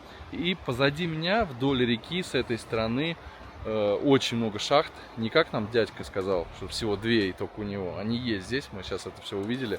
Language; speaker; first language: Russian; native; Russian